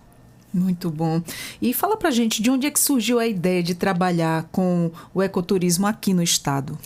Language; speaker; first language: Portuguese; native; Portuguese